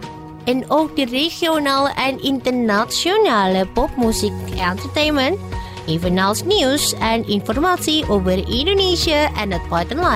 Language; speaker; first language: Dutch; non-native, fluent; Indonesian